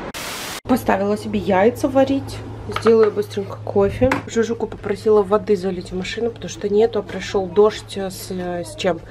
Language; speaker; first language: Russian; native; Russian